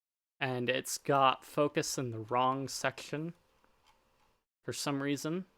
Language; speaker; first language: English; native; English